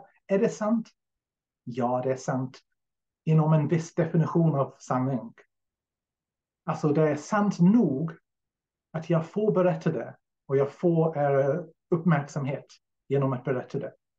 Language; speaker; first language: Swedish; non-native, fluent; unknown